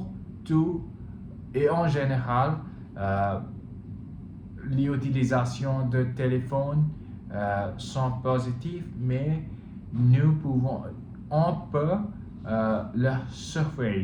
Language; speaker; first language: French; non-native, learner; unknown